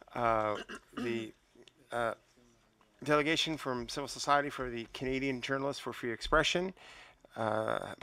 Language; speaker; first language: English; native; English